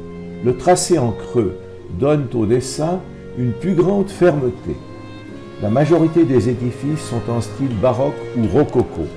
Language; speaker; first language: French; native; French